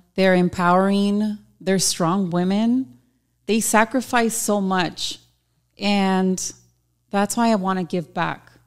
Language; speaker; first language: English; early bilingual, other home language; Spanish